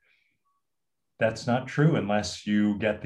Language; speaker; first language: English; native; English